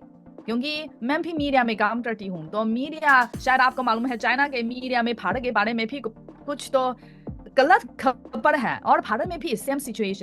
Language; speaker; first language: Hindi; non-native, fluent; Chinese